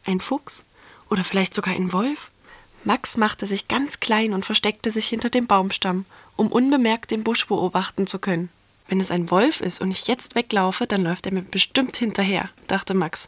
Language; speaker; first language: German; native; German